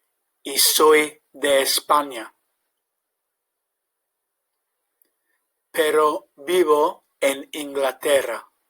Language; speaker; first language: Spanish; non-native, fluent; English